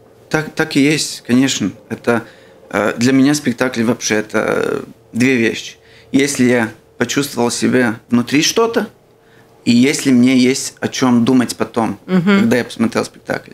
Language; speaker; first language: Russian; non-native, local second language; Latvian